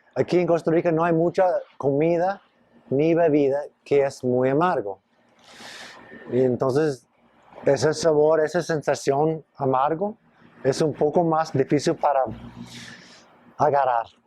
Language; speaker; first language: Spanish; non-native, fluent; English